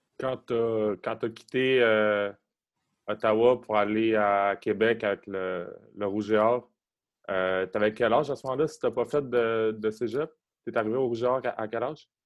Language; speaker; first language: French; native; French